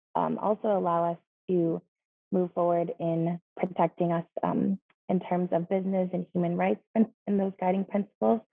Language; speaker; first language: English; native; English